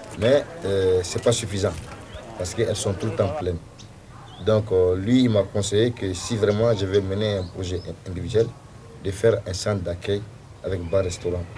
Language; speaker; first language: French; non-native, local second language; Soninke